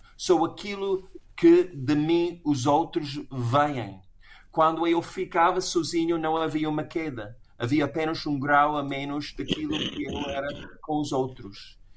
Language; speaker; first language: Portuguese; non-native, fluent; English